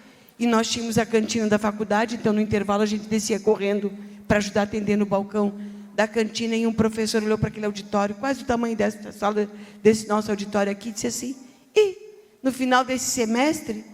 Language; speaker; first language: Portuguese; native; Portuguese